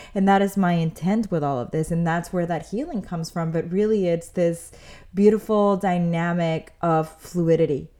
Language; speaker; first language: English; early bilingual, other home language; Spanish